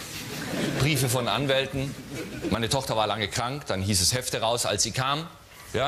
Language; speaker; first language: German; native; German